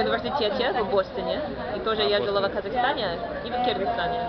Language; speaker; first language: Russian; non-native, fluent; English